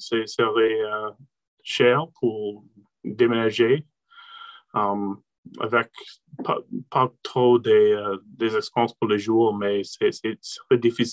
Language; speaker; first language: French; non-native, local second language; English